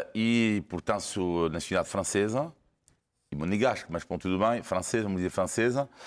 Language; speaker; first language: Portuguese; non-native, fluent; French